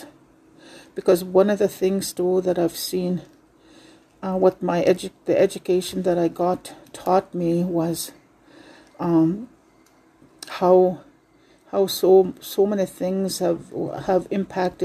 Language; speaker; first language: English; non-native, local second language; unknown